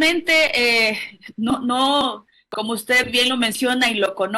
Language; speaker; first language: Spanish; native; Spanish